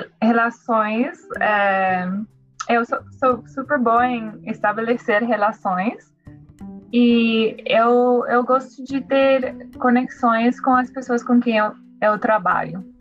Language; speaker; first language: Portuguese; non-native, learner; English